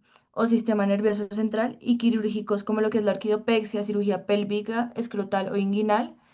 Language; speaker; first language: Spanish; native; Spanish